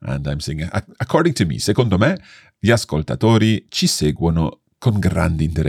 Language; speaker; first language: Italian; non-native, fluent; English